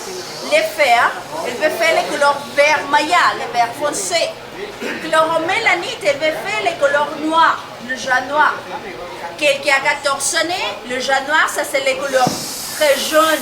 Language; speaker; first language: French; non-native, learner; Spanish